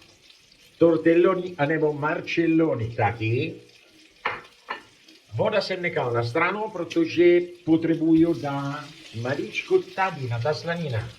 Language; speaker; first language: Czech; non-native, learner; Italian